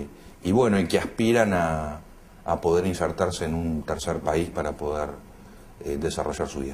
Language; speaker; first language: Spanish; native; Spanish